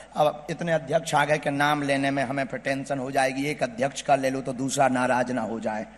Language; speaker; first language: Hindi; native; Hindi